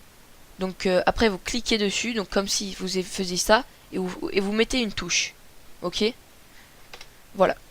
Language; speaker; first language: French; native; French